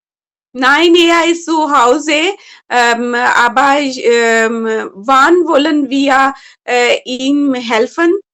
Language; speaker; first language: German; non-native, learner; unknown